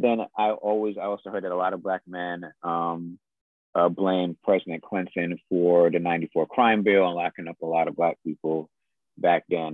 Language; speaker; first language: English; native; English